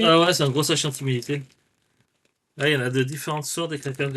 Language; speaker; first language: French; native; French